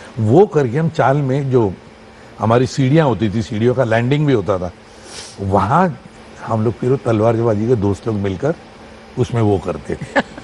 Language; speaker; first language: Hindi; non-native, local second language; Marathi